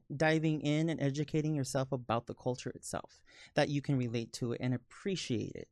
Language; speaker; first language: English; early bilingual, other home language; Spanish